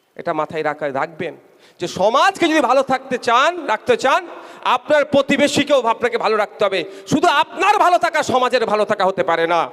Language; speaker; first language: Bangla; native; Bangla